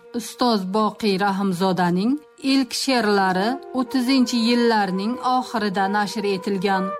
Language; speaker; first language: Uzbek; native; Uzbek